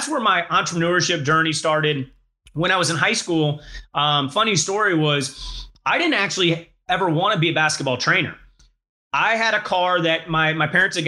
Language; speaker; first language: English; native; English